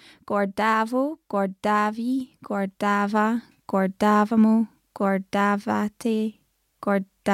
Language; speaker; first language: Italian; non-native, learner; English